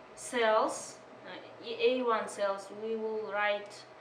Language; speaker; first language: English; non-native, learner; Kazakh